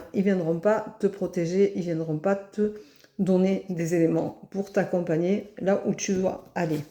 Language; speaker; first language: French; native; French